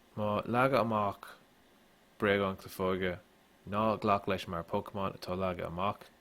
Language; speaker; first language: Irish; non-native, local second language; English